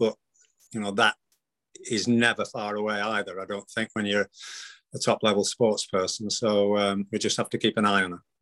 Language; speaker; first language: English; native; English